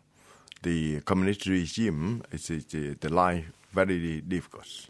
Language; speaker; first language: English; non-native, learner; Vietnamese